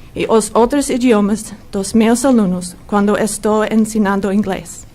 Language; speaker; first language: Portuguese; non-native, learner; English